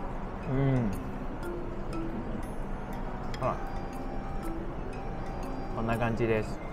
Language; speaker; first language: Japanese; non-native, fluent; Cantonese